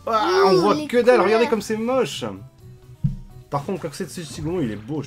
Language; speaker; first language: French; native; French